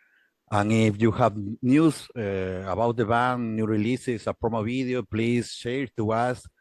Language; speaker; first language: English; non-native, learner; Spanish